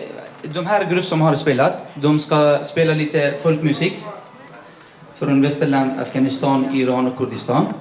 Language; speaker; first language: Swedish; non-native, learner; Persian